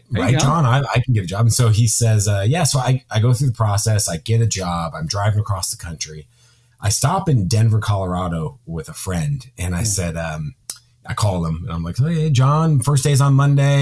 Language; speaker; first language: English; native; English